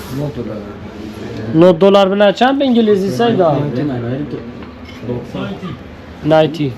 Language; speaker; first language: Turkish; non-native, learner; Kurdish